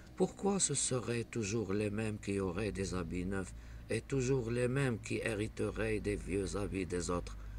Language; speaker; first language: French; non-native, local second language; Arabic